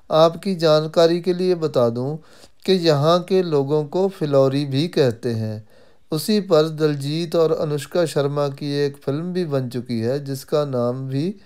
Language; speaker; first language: Hindi; non-native, local second language; Punjabi